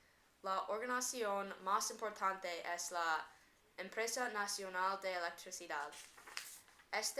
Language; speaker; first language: Spanish; non-native, learner; English